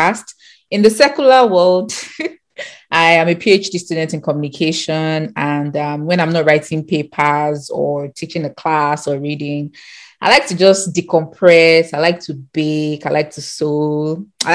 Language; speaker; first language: English; non-native, local second language; Yoruba